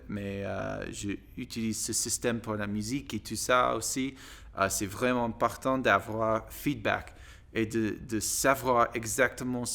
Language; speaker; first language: French; non-native, learner; English